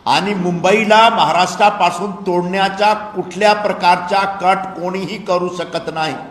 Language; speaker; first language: Marathi; non-native, local second language; Hindi